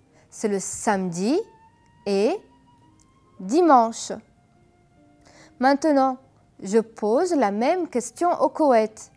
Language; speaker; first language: French; non-native, fluent; Arabic